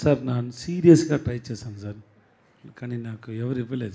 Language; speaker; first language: Telugu; non-native, learner; Tamil